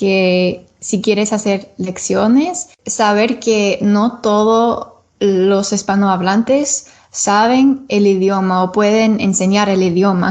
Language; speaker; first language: Spanish; non-native, learner; English